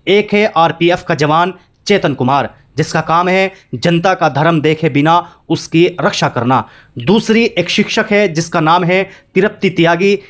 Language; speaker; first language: Hindi; native; Hindi